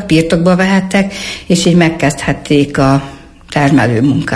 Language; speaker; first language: Hungarian; native; Hungarian